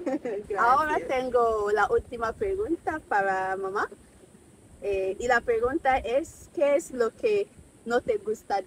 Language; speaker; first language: Spanish; non-native, fluent; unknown